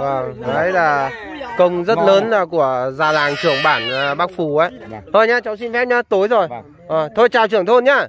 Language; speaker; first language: Vietnamese; native; Vietnamese